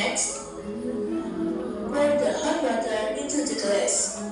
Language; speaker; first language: English; non-native, learner; Indonesian